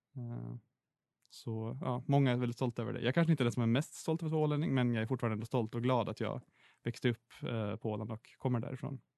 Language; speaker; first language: Swedish; native; Swedish